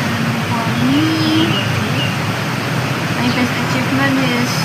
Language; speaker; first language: English; non-native, learner; Indonesian